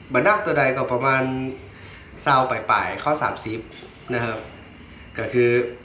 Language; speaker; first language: Thai; native; Thai